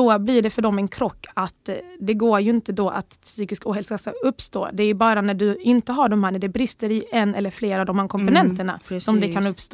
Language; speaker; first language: Swedish; early bilingual, other home language; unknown